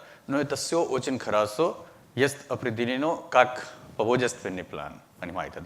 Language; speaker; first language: Russian; non-native, learner; Hindi